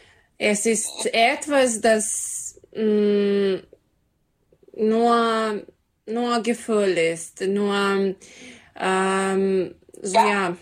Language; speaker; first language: German; non-native, learner; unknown